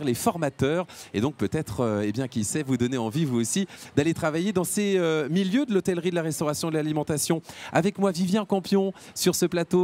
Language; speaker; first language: French; native; French